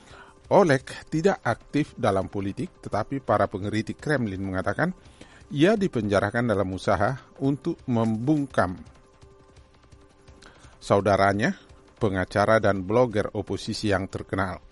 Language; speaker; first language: Indonesian; native; Indonesian